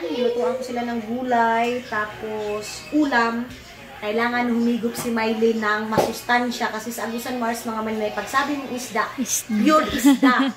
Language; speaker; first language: Filipino; non-native, local second language; Cebuano